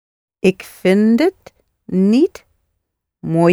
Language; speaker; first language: Dutch; non-native, learner; English